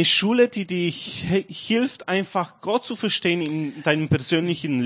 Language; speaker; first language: German; non-native, learner; Romanian